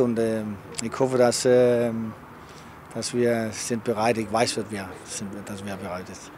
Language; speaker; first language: German; non-native, fluent; Danish